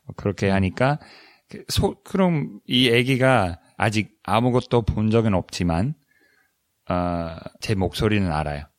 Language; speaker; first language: Korean; non-native, fluent; English